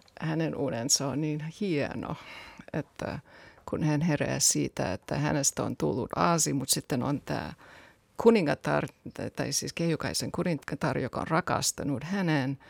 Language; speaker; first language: Finnish; non-native, fluent; English